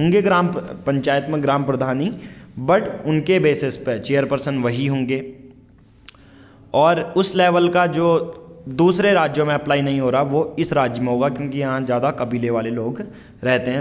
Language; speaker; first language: Hindi; native; Hindi